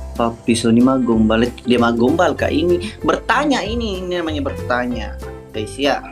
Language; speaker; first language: Indonesian; native; Indonesian